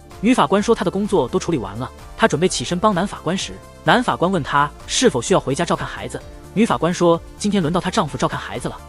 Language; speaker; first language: Chinese; native; Chinese